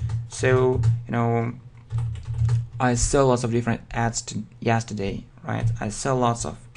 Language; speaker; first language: English; non-native, fluent; Russian